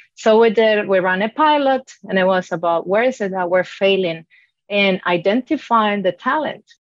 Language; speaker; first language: English; non-native, fluent; Spanish